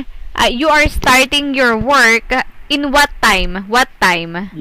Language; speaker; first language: English; non-native, local second language; Filipino